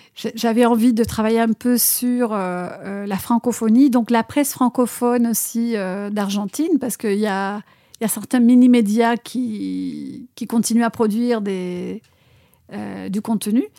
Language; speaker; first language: French; non-native, fluent; Spanish